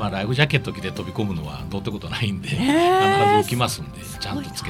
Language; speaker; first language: Japanese; native; Japanese